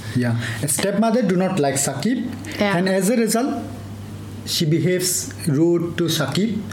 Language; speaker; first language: English; non-native, local second language; Bangla